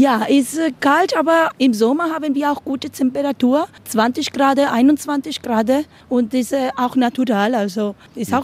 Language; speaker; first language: German; non-native, learner; Spanish